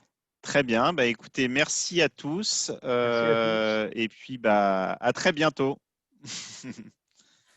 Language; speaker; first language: French; native; French